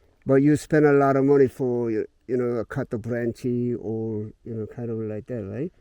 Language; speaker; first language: English; non-native, learner; Korean